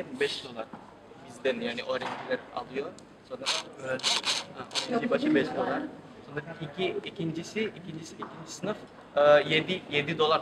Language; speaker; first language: Turkish; non-native, learner; Indonesian